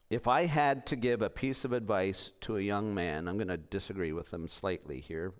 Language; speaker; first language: English; native; English